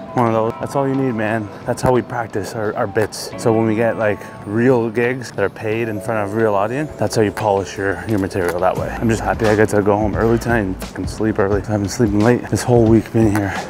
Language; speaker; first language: English; native; English